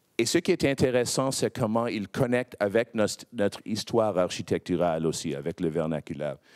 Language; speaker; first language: French; non-native, local second language; English